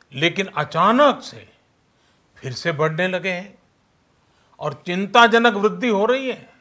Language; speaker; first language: Hindi; non-native, local second language; Gujarati